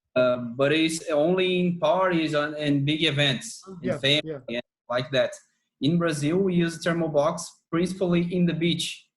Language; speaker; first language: English; non-native, learner; Portuguese